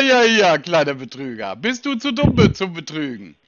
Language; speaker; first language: German; native; German